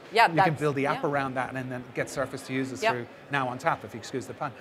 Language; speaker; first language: English; native; English